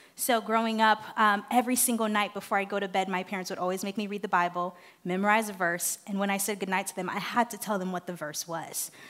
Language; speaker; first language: English; non-native, fluent; Haitian Creole